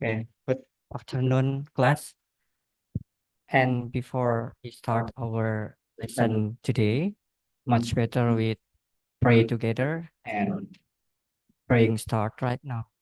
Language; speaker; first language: English; non-native, fluent; Indonesian